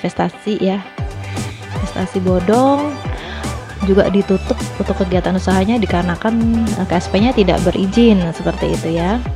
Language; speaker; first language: Indonesian; native; Indonesian